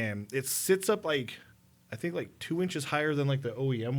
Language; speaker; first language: English; native; English